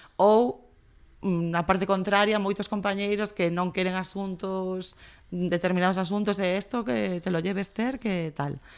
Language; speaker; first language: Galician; non-native, local second language; Spanish